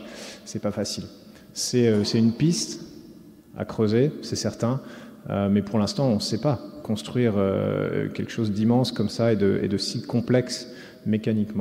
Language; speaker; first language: French; native; French